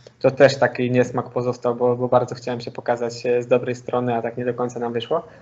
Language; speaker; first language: Polish; native; Polish